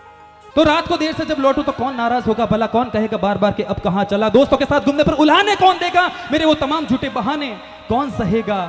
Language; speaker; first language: Hindi; native; Hindi